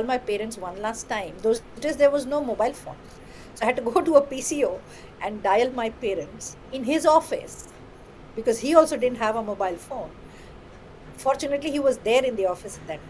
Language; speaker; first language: English; non-native, local second language; Bangla